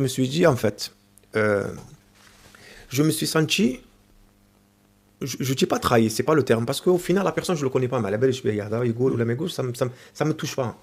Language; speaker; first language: French; native; French